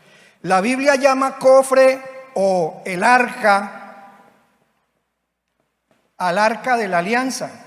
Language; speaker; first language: Spanish; native; Spanish